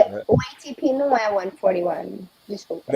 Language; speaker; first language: Portuguese; early bilingual, heritage; Portuguese